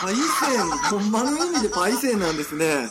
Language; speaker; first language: Japanese; native; Japanese